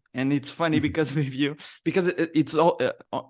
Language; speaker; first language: English; non-native, learner; Portuguese